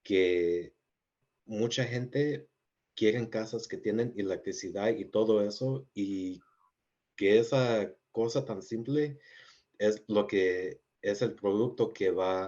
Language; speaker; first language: Spanish; early bilingual, heritage; Spanish